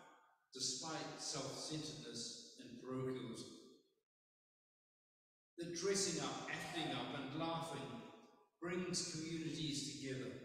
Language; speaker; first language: English; native; English